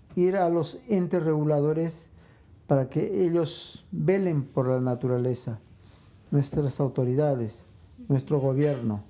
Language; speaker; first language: Spanish; non-native, local second language; Quechua